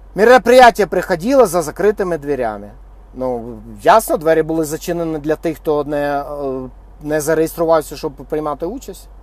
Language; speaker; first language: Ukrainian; native; Ukrainian